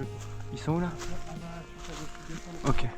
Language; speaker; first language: French; native; French